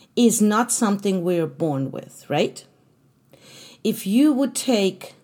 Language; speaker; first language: English; non-native, fluent; German